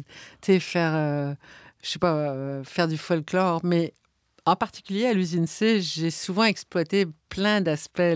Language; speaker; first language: French; native; French